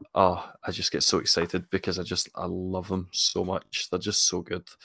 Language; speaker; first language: English; native; English